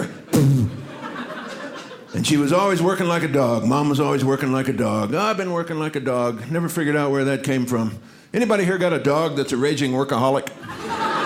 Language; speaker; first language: English; native; English